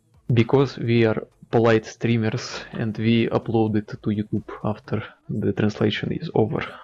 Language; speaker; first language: English; non-native, learner; Russian